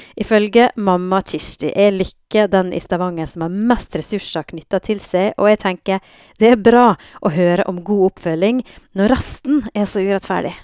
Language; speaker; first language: Norwegian; native; Norwegian